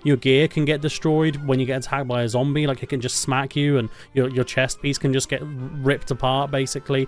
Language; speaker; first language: English; native; English